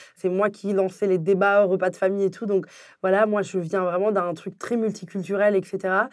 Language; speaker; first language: French; early bilingual, other home language; Arabic